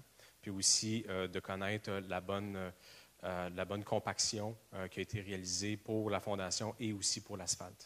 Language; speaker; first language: French; native; French